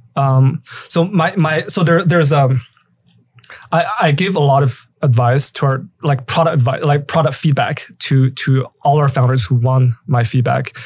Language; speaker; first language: English; native; English